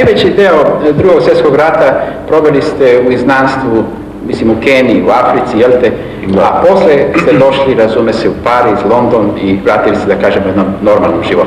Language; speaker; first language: Bosnian; native; Bosnian